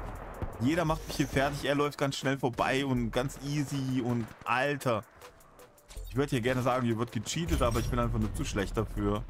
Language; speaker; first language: German; native; German